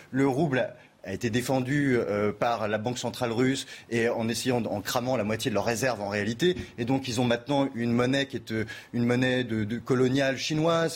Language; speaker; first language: French; native; French